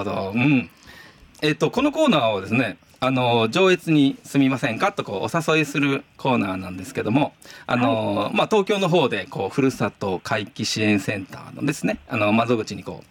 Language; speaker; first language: Japanese; native; Japanese